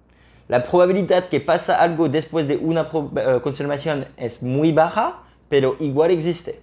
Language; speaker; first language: Spanish; non-native, fluent; French